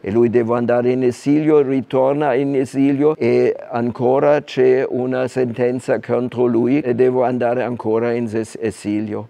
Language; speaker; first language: Italian; non-native, fluent; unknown